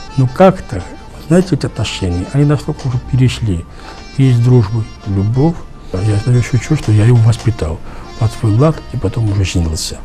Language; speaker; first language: Russian; non-native, local second language; Georgian